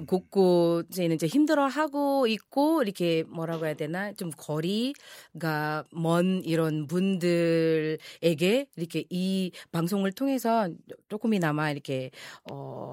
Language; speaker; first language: Korean; non-native, fluent; Filipino